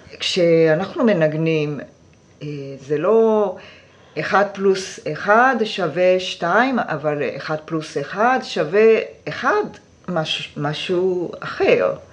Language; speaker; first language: Hebrew; non-native, fluent; Japanese